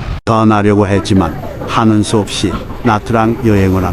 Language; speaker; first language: Korean; native; Korean